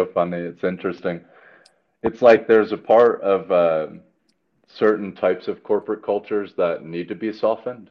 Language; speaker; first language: English; native; English